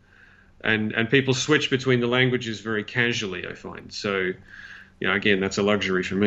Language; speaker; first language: English; native; English